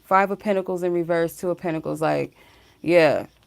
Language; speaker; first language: English; native; English